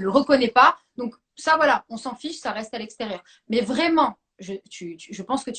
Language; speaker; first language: French; native; French